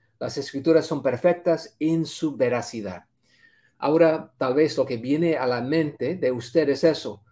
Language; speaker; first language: Spanish; non-native, fluent; English